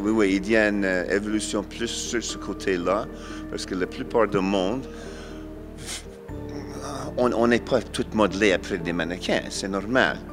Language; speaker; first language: French; non-native, fluent; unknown